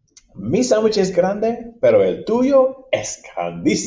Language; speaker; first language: Spanish; non-native, fluent; English